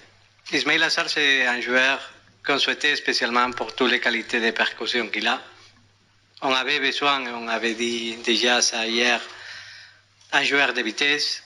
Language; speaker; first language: French; non-native, fluent; Spanish